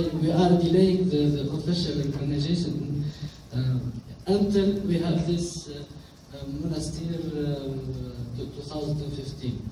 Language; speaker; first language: English; non-native, local second language; Arabic